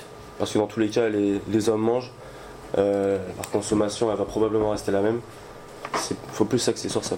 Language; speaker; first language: French; native; French